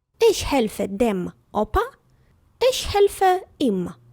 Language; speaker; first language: German; non-native, fluent; Ukrainian